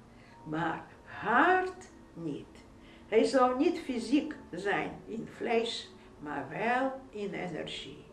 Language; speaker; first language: Dutch; non-native, fluent; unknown